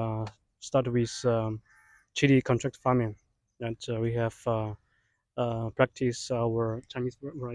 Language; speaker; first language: English; non-native, fluent; Chinese